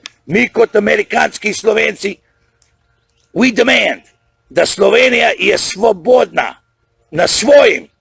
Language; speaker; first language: Slovenian; early bilingual, heritage; Slovenian